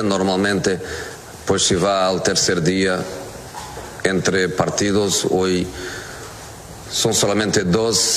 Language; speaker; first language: Spanish; non-native, fluent; Portuguese